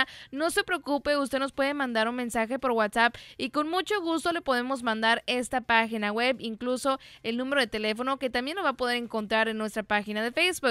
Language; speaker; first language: Spanish; native; Spanish